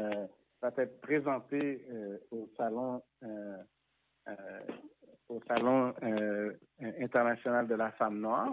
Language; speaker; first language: French; non-native, local second language; Haitian Creole